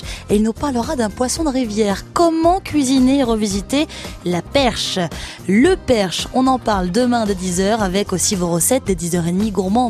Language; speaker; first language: French; native; French